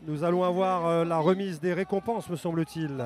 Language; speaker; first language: French; native; French